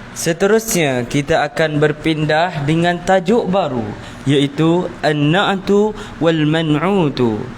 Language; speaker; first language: Malay; native; Malay